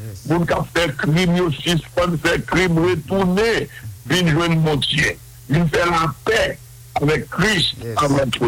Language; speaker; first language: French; non-native, local second language; Haitian Creole